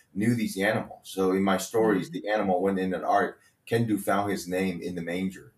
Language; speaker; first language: English; early bilingual, other home language; Chinese